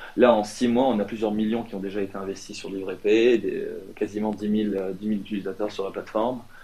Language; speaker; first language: French; non-native, local second language; Arabic